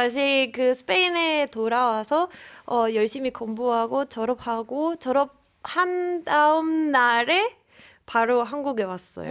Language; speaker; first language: Korean; non-native, fluent; Spanish